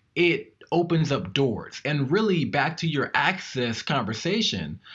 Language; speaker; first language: English; native; English